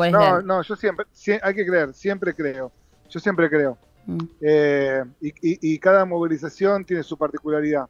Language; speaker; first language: Spanish; native; Spanish